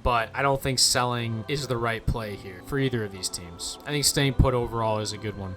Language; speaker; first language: English; native; English